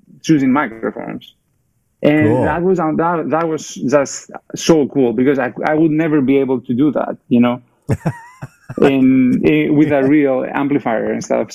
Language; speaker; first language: English; non-native, fluent; Greek